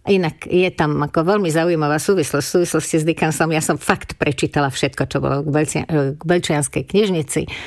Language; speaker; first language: Slovak; non-native, local second language; Hungarian